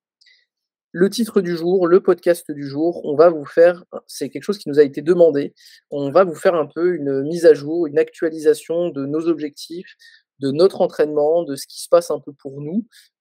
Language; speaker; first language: French; native; French